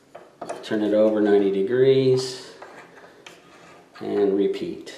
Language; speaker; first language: English; native; English